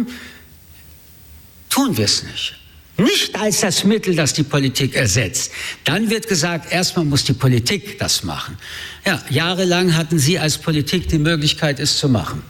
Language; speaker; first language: German; early bilingual, other home language; French